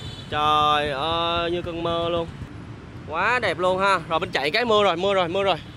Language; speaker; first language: Vietnamese; native; Vietnamese